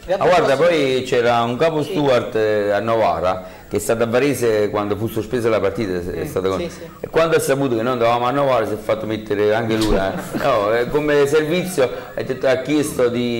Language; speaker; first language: Italian; native; Italian